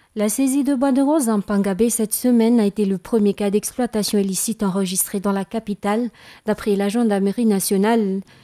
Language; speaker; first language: French; non-native, local second language; Malagasy